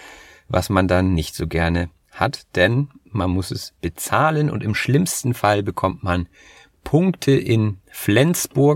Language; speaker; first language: German; native; German